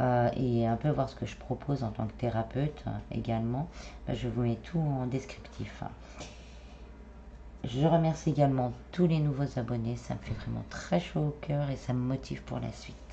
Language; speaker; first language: French; native; French